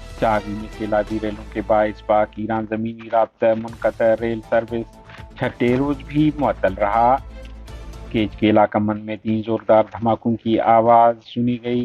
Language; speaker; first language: Urdu; non-native, local second language; Baluchi